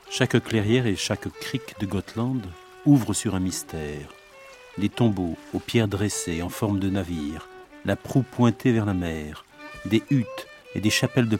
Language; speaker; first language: French; native; French